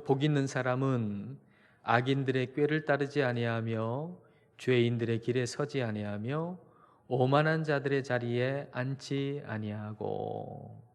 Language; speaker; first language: Korean; native; Korean